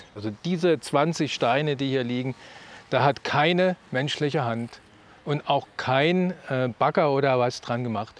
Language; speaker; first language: German; native; German